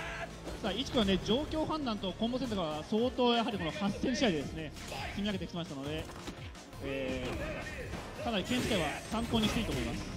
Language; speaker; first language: Japanese; native; Japanese